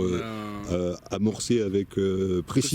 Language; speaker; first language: French; native; French